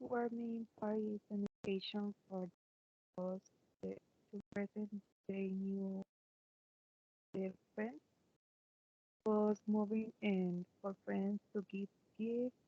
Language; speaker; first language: English; non-native, learner; Spanish